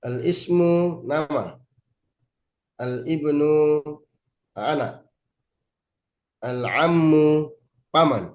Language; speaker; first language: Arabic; non-native, learner; Indonesian